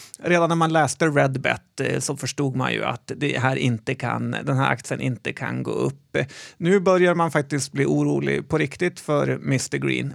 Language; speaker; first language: Swedish; native; Swedish